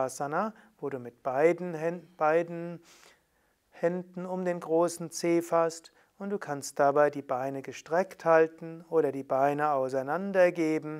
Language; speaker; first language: German; native; German